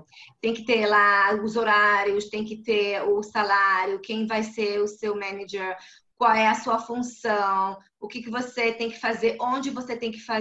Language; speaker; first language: Portuguese; non-native, fluent; Hebrew